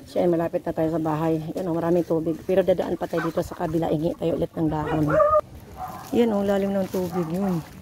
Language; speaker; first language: Filipino; non-native, local second language; Cebuano